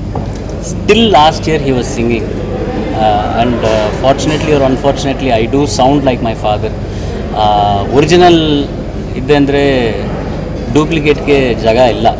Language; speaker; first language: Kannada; non-native, learner; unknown